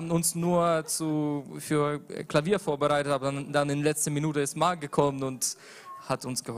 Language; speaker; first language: German; non-native, learner; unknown